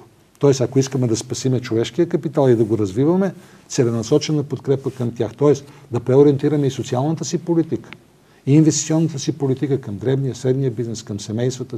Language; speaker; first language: Bulgarian; native; Bulgarian